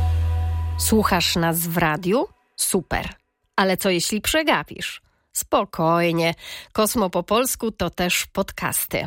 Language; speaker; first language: Polish; native; Polish